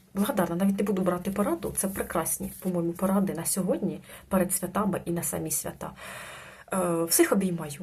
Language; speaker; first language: Ukrainian; non-native, local second language; Russian